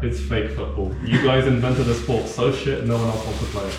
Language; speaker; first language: English; non-native, fluent; Polish